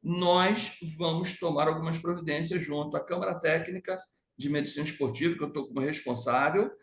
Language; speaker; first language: Portuguese; native; Portuguese